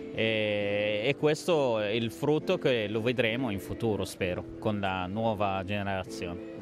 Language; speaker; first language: Italian; non-native, fluent; Arabic